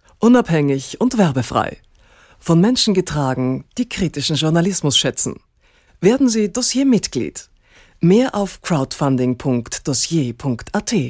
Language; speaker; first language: German; native; German